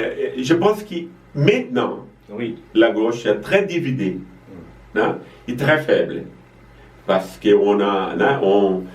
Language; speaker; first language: French; non-native, fluent; Portuguese